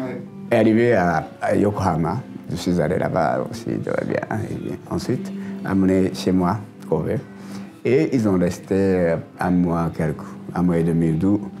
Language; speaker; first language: French; non-native, learner; Japanese